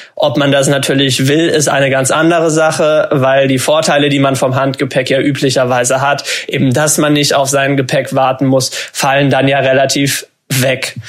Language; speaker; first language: German; native; German